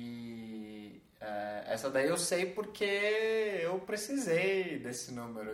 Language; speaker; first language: Portuguese; native; Portuguese